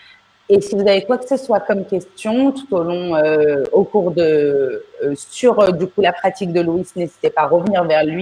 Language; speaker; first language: French; native; French